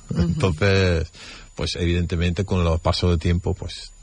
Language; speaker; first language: Spanish; non-native, fluent; Dutch